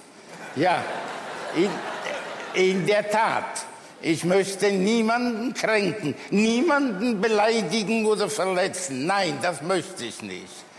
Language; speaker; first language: German; early bilingual, other home language; Polish